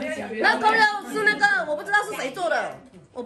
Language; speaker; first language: Chinese; native; Chinese